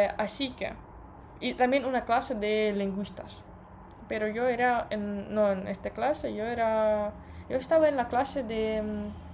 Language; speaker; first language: Spanish; non-native, fluent; Russian